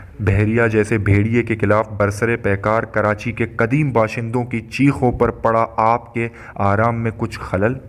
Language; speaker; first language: Urdu; non-native, local second language; Baluchi